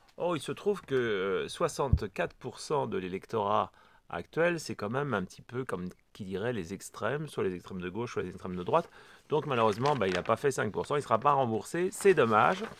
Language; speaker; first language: French; native; French